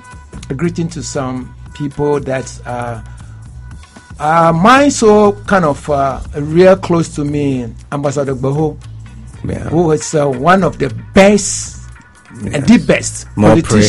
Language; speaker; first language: English; non-native, local second language; Hausa